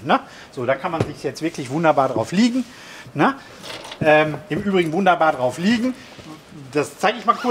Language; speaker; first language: German; native; German